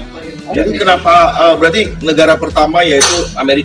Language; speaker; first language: Indonesian; native; Indonesian